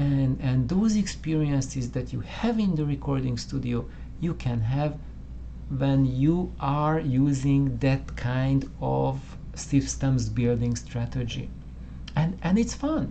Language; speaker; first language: English; non-native, fluent; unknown